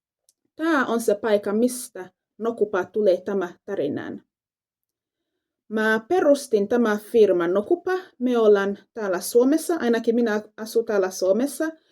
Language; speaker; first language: Finnish; non-native, fluent; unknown